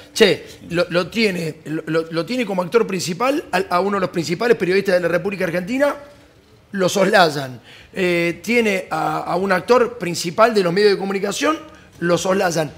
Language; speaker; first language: Spanish; native; Spanish